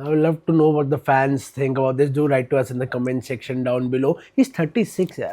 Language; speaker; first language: English; non-native, local second language; Hindi